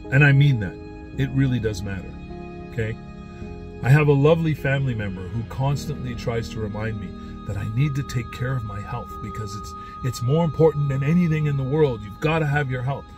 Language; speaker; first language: English; native; English